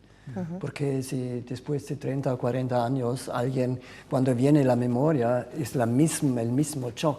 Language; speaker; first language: Spanish; non-native, fluent; German